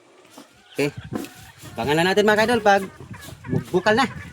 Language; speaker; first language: Filipino; non-native, local second language; Cebuano